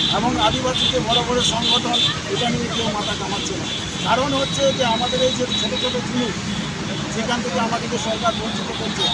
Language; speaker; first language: Bangla; non-native, local second language; Santali